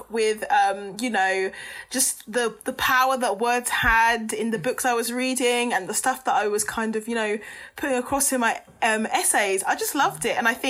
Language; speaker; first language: English; native; English